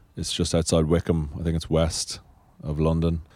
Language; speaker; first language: English; native; English